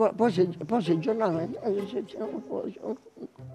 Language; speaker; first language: Italian; native; Italian